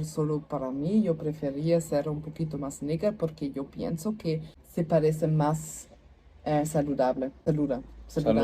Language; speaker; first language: Spanish; non-native, learner; German